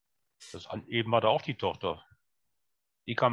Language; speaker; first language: German; native; German